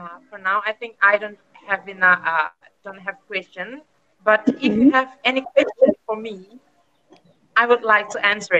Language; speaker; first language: English; non-native, learner; Indonesian